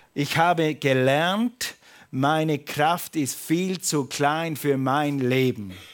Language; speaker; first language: German; non-native, fluent; English